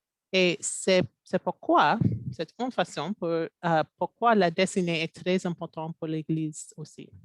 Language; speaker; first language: French; non-native, local second language; English